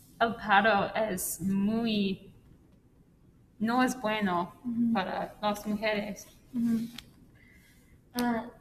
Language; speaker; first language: Spanish; non-native, learner; English